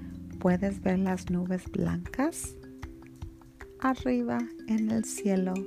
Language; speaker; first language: Spanish; early bilingual, heritage; Spanish